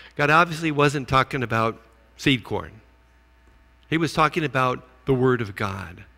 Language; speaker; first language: English; native; English